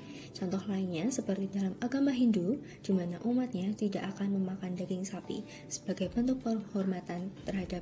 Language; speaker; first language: Indonesian; native; Indonesian